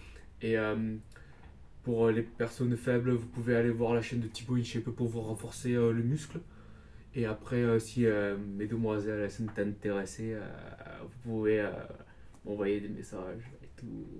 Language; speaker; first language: French; native; French